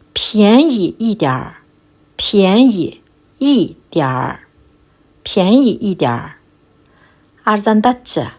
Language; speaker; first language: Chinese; non-native, fluent; Kazakh